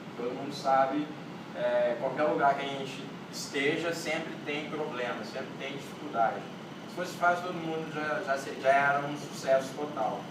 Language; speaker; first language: Portuguese; non-native, local second language; Kabuverdianu